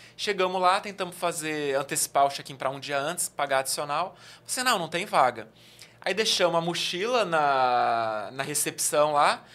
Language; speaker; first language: Portuguese; native; Portuguese